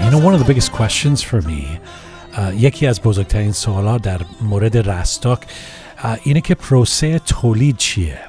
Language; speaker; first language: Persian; early bilingual, heritage; Persian